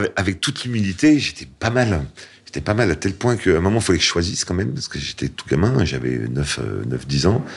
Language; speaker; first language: French; native; French